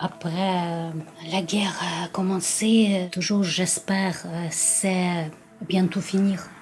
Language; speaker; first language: French; non-native, learner; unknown